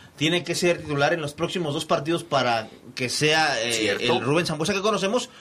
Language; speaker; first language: Spanish; native; Spanish